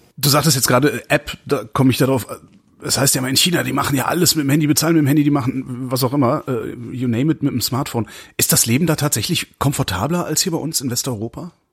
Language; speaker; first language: German; native; German